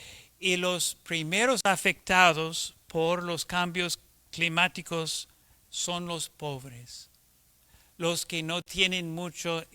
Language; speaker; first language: Spanish; non-native, fluent; English